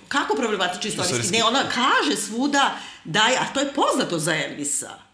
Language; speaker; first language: Serbian; native; Serbian